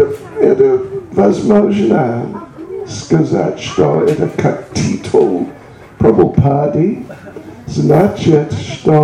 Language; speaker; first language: Russian; non-native, learner; English